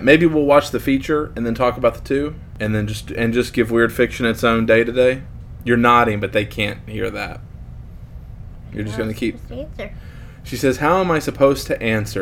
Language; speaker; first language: English; native; English